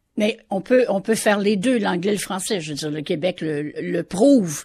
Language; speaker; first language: French; native; French